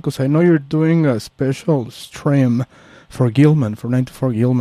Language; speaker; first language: English; non-native, fluent; Spanish